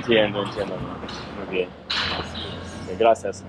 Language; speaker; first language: Spanish; non-native, learner; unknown